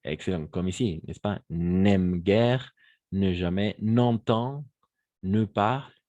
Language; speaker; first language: French; non-native, fluent; Spanish